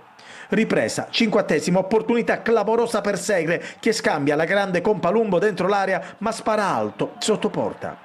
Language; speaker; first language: Italian; native; Italian